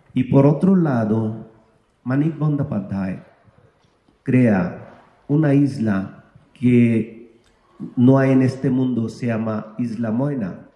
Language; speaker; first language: Spanish; non-native, fluent; Bangla